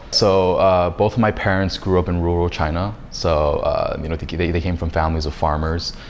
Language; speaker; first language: English; native; English